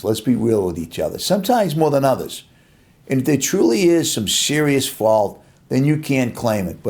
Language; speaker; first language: English; native; English